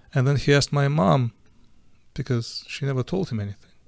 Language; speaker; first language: English; non-native, fluent; Ukrainian